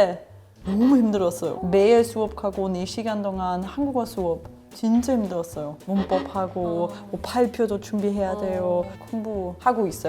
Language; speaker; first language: Korean; non-native, learner; German